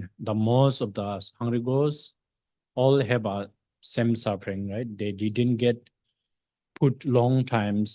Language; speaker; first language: English; non-native, fluent; Tibetan